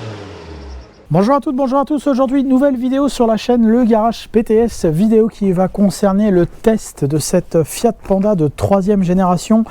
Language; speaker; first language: French; native; French